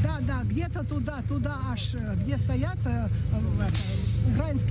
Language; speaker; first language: Russian; native; Russian